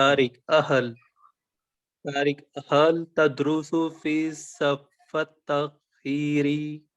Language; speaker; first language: Arabic; non-native, learner; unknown